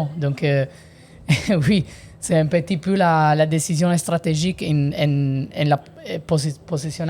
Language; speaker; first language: French; non-native, learner; Italian